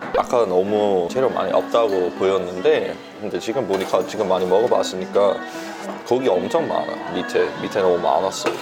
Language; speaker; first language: Korean; non-native, fluent; English